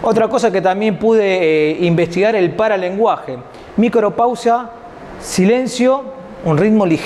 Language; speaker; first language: Spanish; native; Spanish